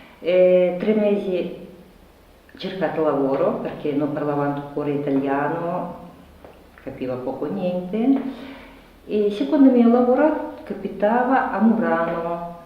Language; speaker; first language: Italian; non-native, learner; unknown